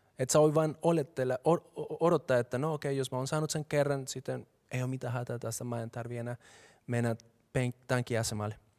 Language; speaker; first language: Finnish; non-native, fluent; Spanish